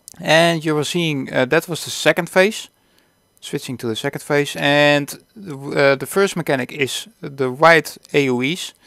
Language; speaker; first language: English; non-native, fluent; Dutch